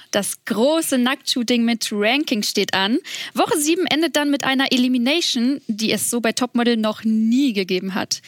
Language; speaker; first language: German; native; German